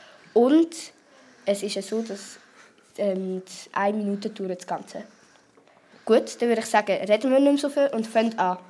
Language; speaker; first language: German; native; German